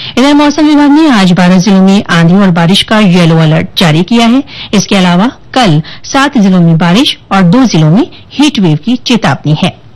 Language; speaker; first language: Hindi; native; Hindi